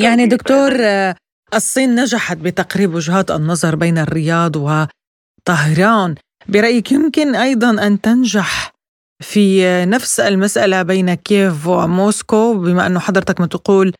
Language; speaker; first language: Arabic; native; Arabic